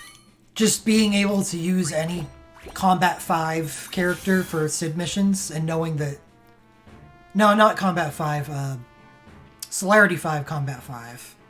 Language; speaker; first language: English; native; English